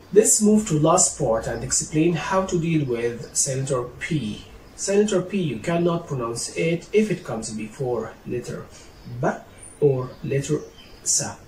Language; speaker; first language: English; non-native, fluent; Arabic